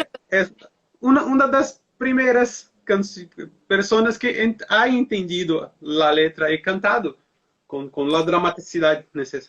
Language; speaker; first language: Spanish; non-native, learner; Portuguese